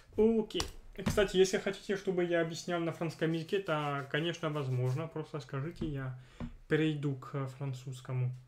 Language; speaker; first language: Russian; non-native, fluent; French